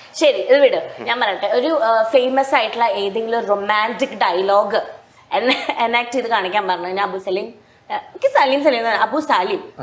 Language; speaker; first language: Malayalam; native; Malayalam